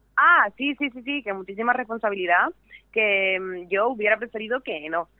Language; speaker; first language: Spanish; native; Spanish